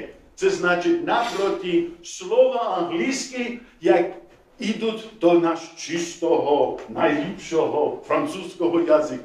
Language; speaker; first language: Ukrainian; non-native, learner; English